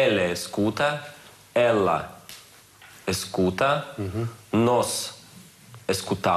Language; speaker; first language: Portuguese; non-native, learner; Russian